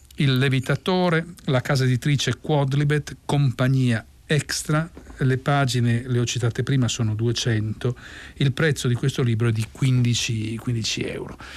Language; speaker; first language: Italian; native; Italian